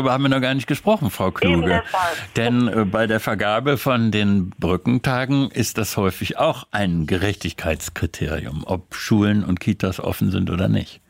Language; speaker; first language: German; native; German